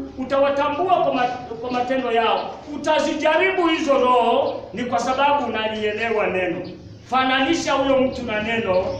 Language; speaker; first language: Swahili; non-native, local second language; Luyia